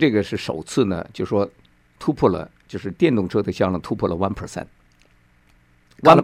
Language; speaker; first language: Chinese; native; Chinese